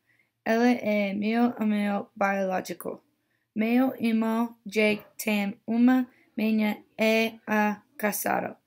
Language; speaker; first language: Portuguese; non-native, learner; English